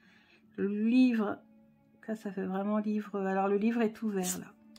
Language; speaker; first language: French; native; French